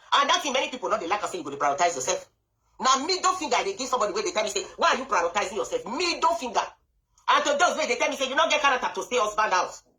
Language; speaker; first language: Nigerian Pidgin; non-native, local second language; Bini